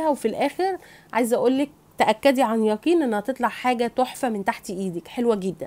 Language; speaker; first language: Arabic; native; Arabic